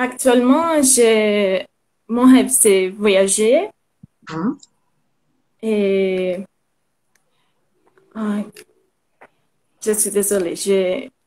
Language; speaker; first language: French; non-native, learner; Portuguese